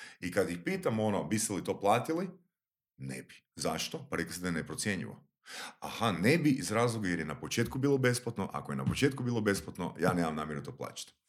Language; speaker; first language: Croatian; native; Croatian